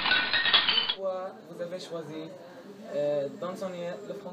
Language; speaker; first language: French; non-native, learner; Arabic